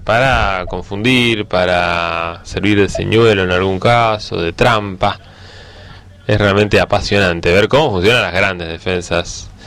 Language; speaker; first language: Spanish; native; Spanish